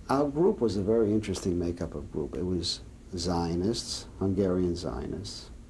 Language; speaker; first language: English; early bilingual, other home language; Serbian